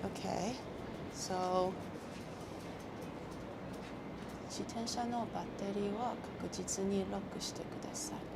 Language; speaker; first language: Japanese; non-native, learner; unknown